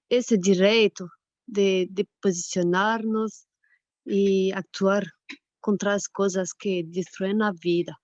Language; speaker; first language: Portuguese; non-native, fluent; French